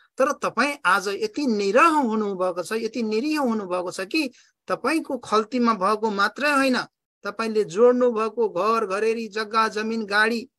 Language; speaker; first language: Nepali; non-native, local second language; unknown